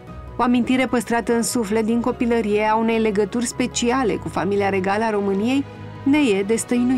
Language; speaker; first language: Romanian; native; Romanian